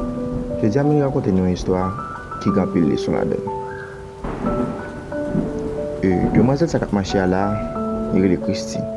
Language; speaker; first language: French; non-native, learner; Haitian Creole